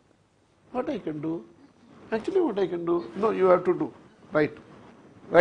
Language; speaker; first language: English; non-native, local second language; Tamil